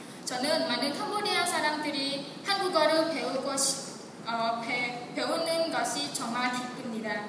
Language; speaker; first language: Korean; non-native, learner; Khmer